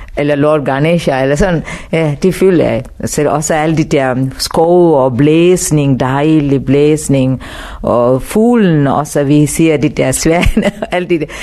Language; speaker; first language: Danish; non-native, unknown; Tamil